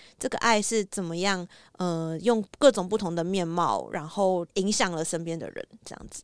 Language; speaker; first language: Chinese; native; Chinese